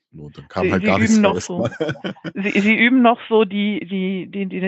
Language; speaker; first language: German; native; German